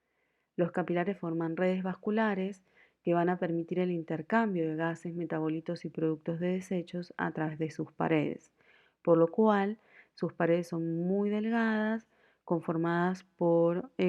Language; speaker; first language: Spanish; native; Spanish